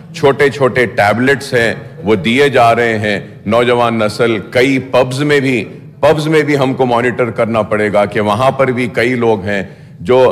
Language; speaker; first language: Urdu; native; Urdu